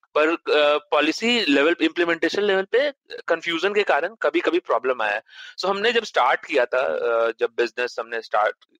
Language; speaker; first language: Hindi; native; Hindi